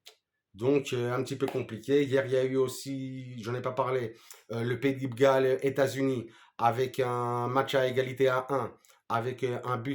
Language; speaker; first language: French; native; French